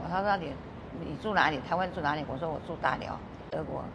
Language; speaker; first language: Chinese; native; Chinese